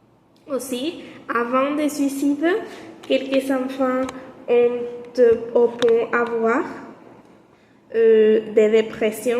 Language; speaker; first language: French; non-native, learner; Spanish